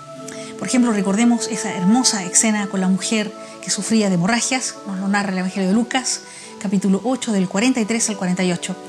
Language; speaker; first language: Spanish; native; Spanish